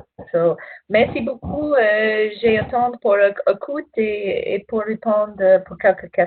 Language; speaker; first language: French; non-native, learner; English